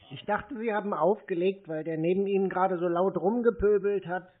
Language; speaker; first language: German; native; German